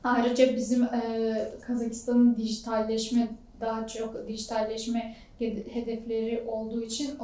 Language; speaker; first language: Turkish; non-native, fluent; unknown